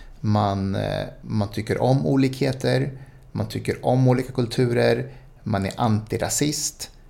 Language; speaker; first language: Swedish; early bilingual, other home language; Spanish